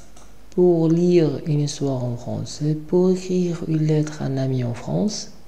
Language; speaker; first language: French; non-native, local second language; Arabic